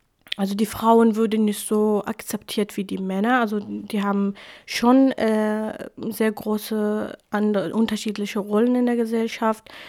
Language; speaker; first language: German; non-native, fluent; Kurdish